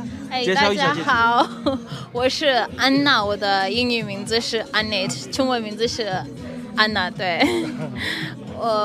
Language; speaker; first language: Chinese; non-native, fluent; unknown